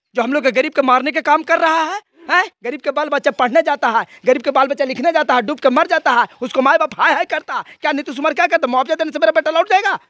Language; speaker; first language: Hindi; native; Hindi